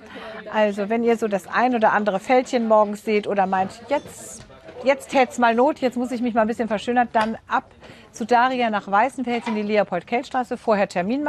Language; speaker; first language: German; native; German